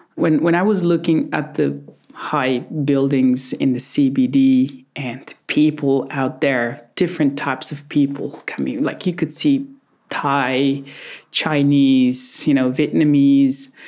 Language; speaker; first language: English; non-native, fluent; Persian